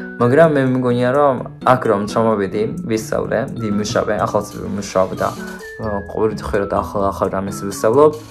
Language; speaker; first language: Georgian; non-native, fluent; Japanese